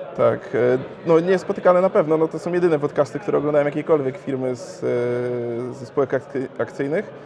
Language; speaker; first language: Polish; native; Polish